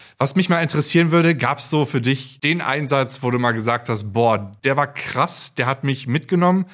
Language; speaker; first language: German; native; German